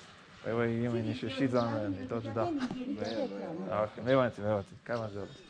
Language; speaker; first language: Chinese; non-native, fluent; English